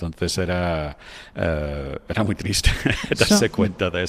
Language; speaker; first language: Spanish; non-native, fluent; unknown